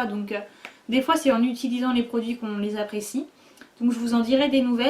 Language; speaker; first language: French; native; French